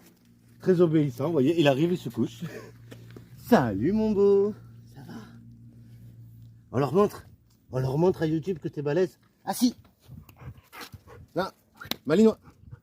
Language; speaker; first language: French; native; French